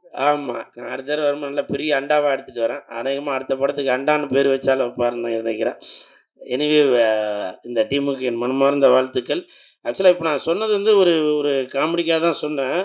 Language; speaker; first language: Tamil; native; Tamil